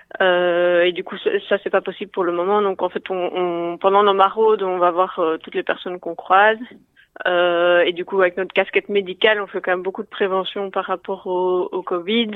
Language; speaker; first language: French; native; French